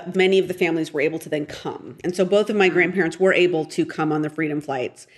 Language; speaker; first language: English; early bilingual, other home language; Spanish